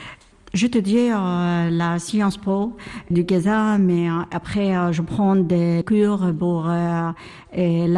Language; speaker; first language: French; non-native, learner; Arabic